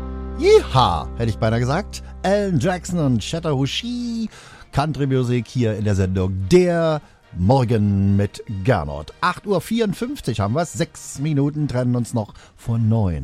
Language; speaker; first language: German; native; German